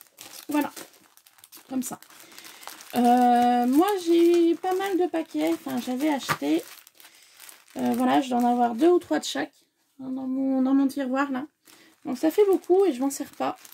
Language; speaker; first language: French; native; French